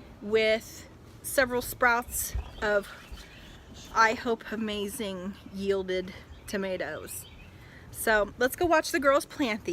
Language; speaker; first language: English; native; English